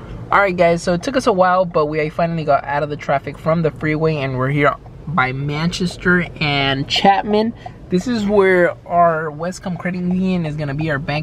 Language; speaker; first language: English; early bilingual, other home language; Spanish